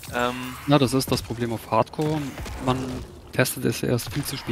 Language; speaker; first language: German; native; German